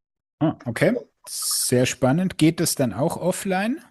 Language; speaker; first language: German; native; German